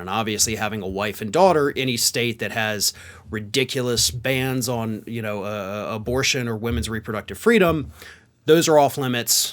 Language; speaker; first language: English; native; English